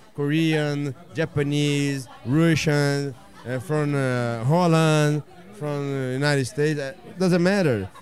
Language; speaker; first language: English; non-native, fluent; Portuguese